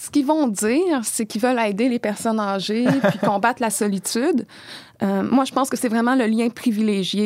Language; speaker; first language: French; native; French